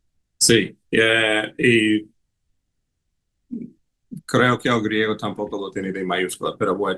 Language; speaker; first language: Spanish; non-native, fluent; English